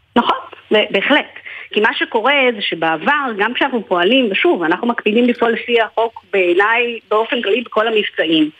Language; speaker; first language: Hebrew; native; Hebrew